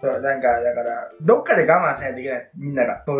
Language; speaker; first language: Japanese; native; Japanese